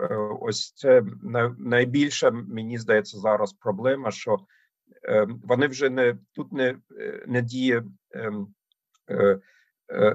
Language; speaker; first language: Ukrainian; non-native, fluent; German